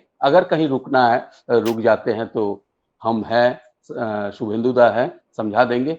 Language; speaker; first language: Hindi; native; Hindi